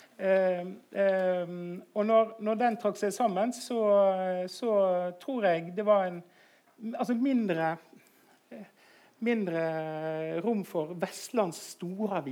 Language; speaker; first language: Norwegian; native; Norwegian